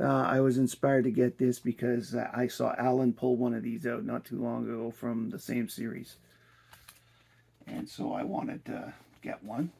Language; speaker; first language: English; native; English